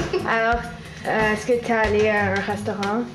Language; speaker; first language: French; non-native, local second language; English